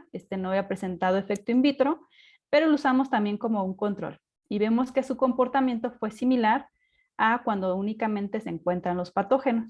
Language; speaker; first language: Spanish; native; Spanish